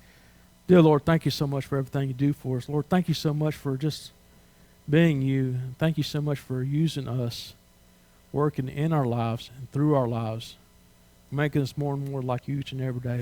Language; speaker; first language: English; native; English